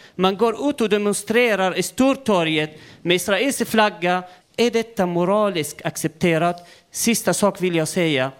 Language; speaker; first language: Swedish; non-native, fluent; Arabic